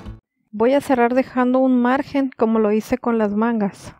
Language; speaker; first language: Spanish; native; Spanish